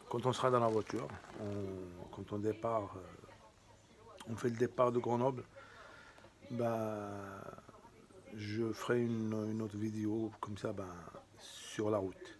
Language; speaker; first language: French; native; French